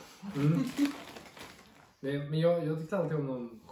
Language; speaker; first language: Swedish; native; Swedish